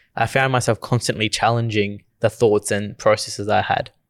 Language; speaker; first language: English; early bilingual, other home language; Gujarati